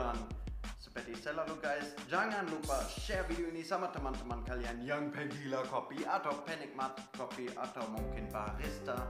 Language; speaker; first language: Indonesian; non-native, fluent; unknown